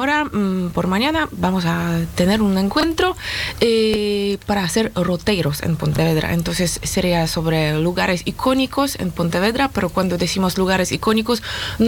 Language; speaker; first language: Spanish; non-native, learner; Polish